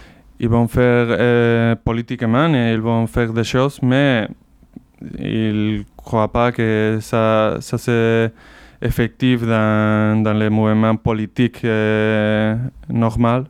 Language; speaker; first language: French; non-native, learner; Basque